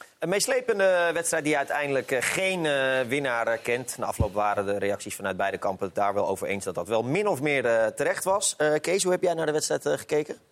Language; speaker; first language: Dutch; native; Dutch